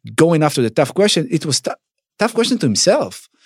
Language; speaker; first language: English; non-native, fluent; Hebrew